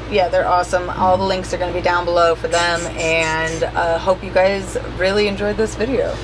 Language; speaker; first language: English; native; English